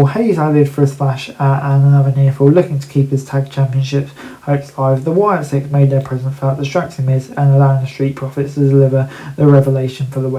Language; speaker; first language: English; native; English